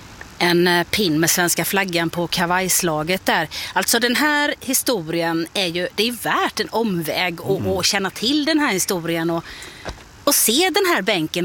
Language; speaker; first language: Swedish; native; Swedish